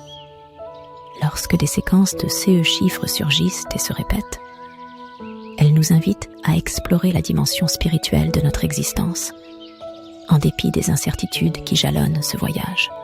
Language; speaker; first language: French; native; French